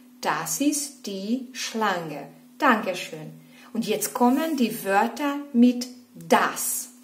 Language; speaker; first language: German; non-native, fluent; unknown